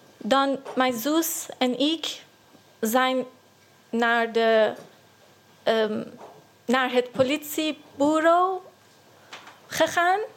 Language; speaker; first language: Dutch; non-native, learner; Persian